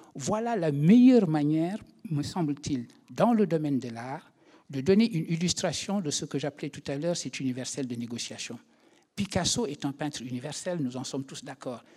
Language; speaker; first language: French; non-native, local second language; Wolof